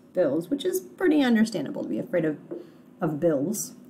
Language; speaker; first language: English; native; English